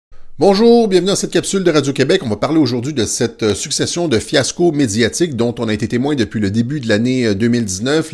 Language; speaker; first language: French; native; French